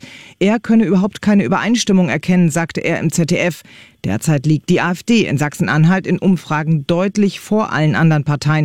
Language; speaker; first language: German; native; German